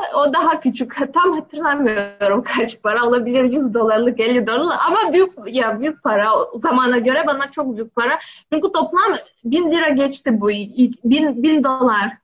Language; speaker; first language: Turkish; non-native, learner; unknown